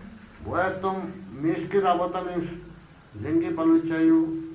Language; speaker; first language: Russian; non-native, learner; Bangla